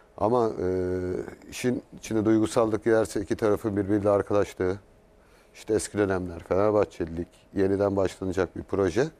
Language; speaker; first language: Turkish; native; Turkish